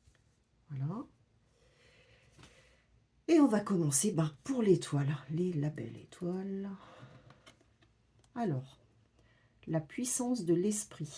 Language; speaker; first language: French; native; French